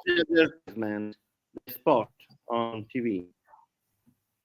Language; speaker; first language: English; non-native, learner; Italian